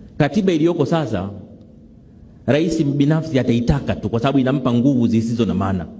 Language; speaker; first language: Swahili; native; Swahili